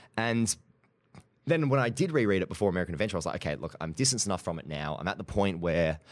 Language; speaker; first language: English; native; English